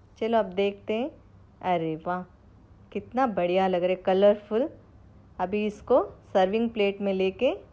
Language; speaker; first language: Hindi; non-native, local second language; Telugu